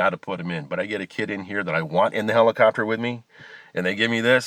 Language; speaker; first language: English; native; English